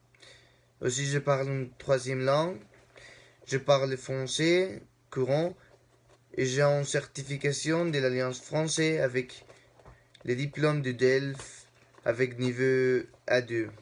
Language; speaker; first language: French; non-native, learner; Spanish